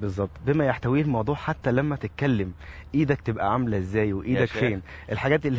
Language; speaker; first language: Arabic; native; Arabic